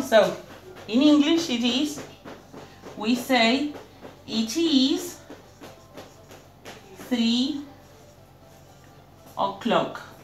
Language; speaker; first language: English; non-native, fluent; Spanish